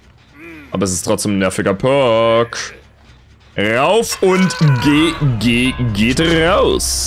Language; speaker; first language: German; native; German